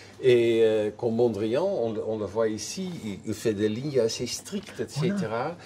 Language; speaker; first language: French; non-native, fluent; Dutch